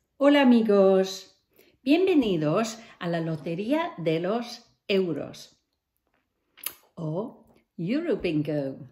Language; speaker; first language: Spanish; non-native, fluent; English